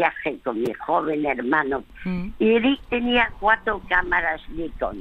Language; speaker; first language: Spanish; early bilingual, other home language; French